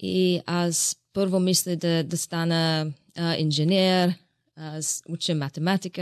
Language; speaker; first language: Bulgarian; non-native, learner; English